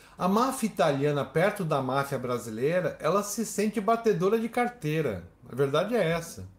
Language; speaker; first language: Portuguese; native; Portuguese